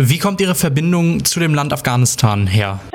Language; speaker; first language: German; native; German